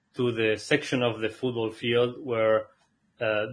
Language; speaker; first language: English; non-native, fluent; Spanish